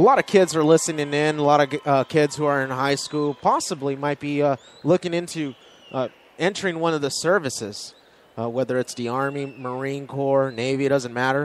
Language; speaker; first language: English; native; English